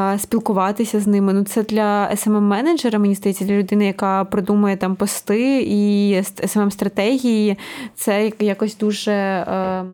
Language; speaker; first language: Ukrainian; native; Ukrainian